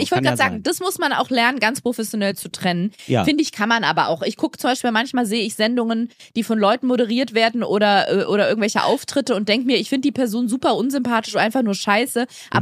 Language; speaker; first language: German; native; German